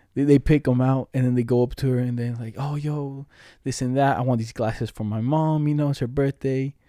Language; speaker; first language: English; non-native, fluent; Spanish